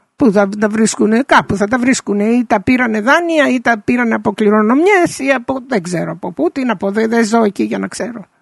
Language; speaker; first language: Greek; early bilingual, heritage; Greek